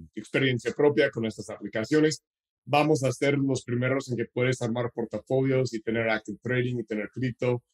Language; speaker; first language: Spanish; non-native, fluent; English